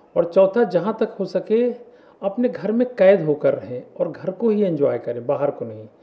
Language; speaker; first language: Hindi; native; Hindi